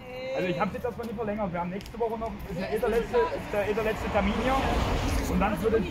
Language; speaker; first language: German; native; German